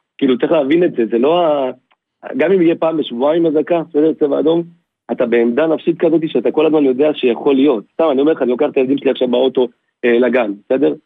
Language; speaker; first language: Hebrew; native; Hebrew